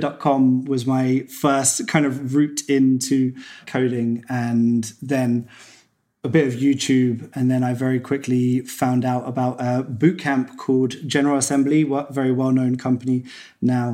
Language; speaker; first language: English; native; English